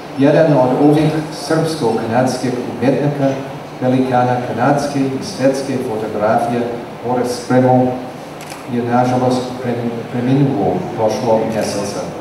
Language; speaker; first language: Serbian; non-native, learner; English